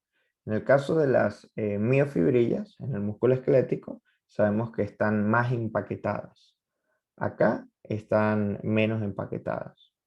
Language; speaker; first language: Spanish; native; Spanish